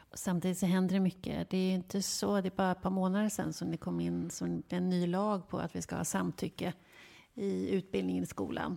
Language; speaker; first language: Swedish; native; Swedish